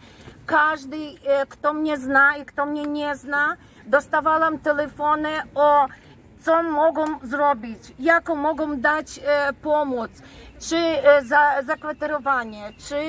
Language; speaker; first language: Polish; non-native, fluent; Ukrainian